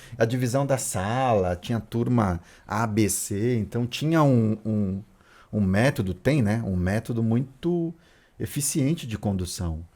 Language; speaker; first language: Portuguese; native; Portuguese